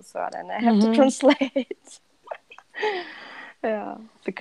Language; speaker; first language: English; non-native, fluent; Russian